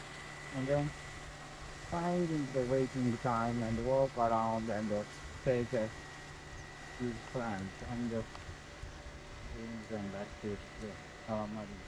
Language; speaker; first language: English; non-native, learner; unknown